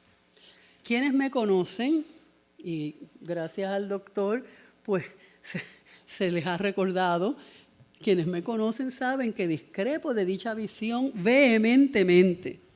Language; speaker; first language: Spanish; native; Spanish